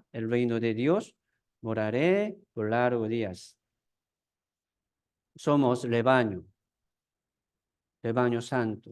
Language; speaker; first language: Spanish; non-native, fluent; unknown